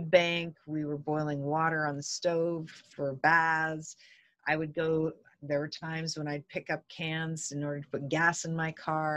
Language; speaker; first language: English; native; English